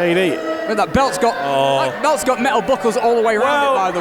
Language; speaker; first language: English; native; English